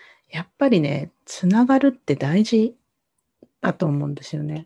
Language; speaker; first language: Japanese; native; Japanese